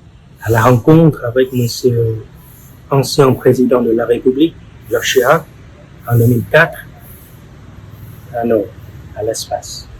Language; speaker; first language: French; non-native, fluent; Vietnamese